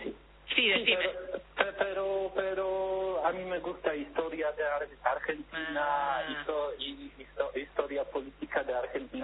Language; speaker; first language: Spanish; non-native, learner; Polish